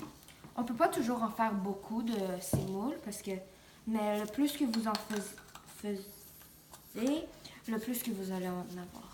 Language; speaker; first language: French; non-native, local second language; English